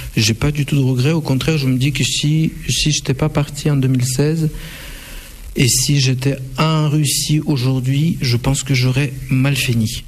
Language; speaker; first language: French; non-native, fluent; Russian